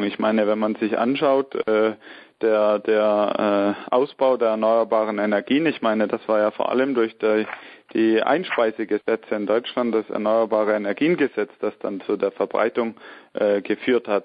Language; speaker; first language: German; native; German